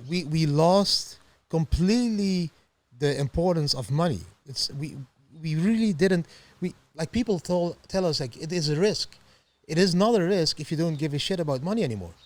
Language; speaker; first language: English; non-native, fluent; Dutch